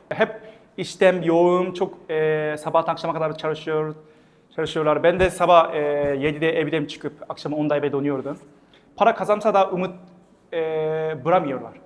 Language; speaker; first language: Turkish; non-native, fluent; Japanese